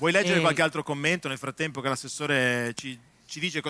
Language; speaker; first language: Italian; native; Italian